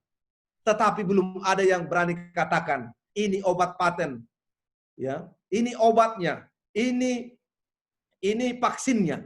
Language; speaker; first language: Indonesian; native; Indonesian